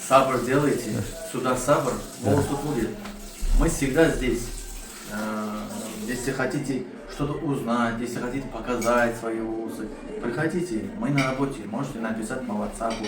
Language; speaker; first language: Russian; non-native, learner; Tajik